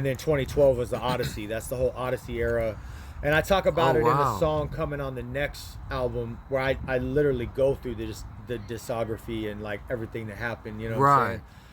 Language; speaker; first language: English; native; English